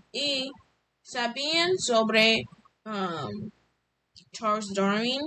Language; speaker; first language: Spanish; non-native, learner; English